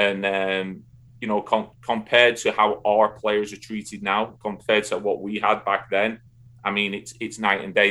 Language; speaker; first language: English; native; English